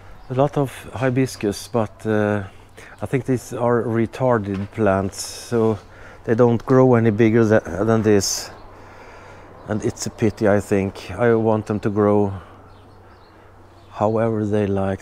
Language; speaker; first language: English; non-native, fluent; Swedish